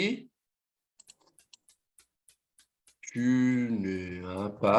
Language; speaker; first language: French; non-native, fluent; Portuguese